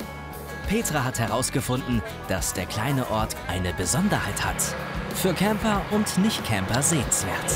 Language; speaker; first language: German; native; German